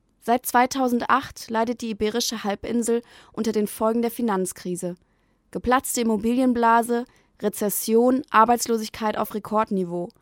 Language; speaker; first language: German; native; German